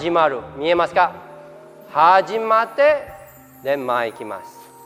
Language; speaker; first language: Japanese; non-native, fluent; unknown